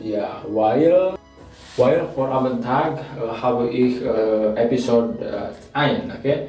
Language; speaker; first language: German; non-native, learner; Indonesian